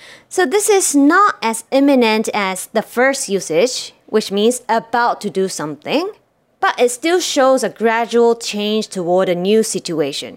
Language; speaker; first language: English; non-native, fluent; Japanese